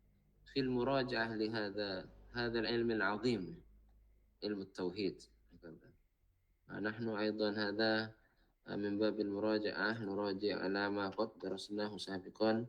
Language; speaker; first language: Arabic; non-native, fluent; Indonesian